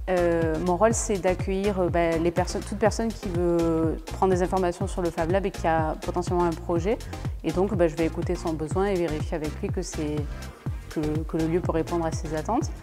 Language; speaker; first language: French; native; French